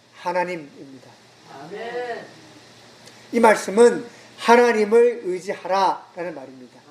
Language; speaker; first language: Korean; native; Korean